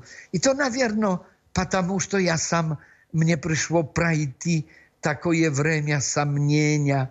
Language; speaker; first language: Russian; non-native, fluent; Polish